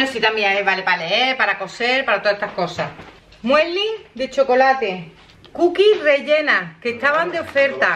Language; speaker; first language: Spanish; native; Spanish